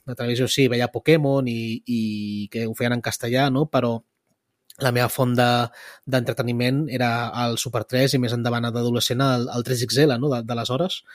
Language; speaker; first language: Catalan; early bilingual, other home language; Spanish